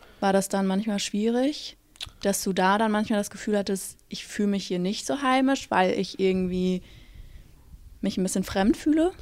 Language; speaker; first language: German; native; German